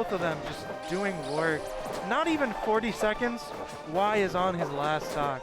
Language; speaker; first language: English; native; English